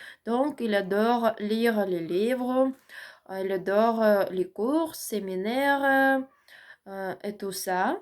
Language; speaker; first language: French; non-native, learner; Ukrainian